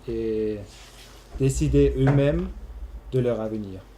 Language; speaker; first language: French; non-native, local second language; German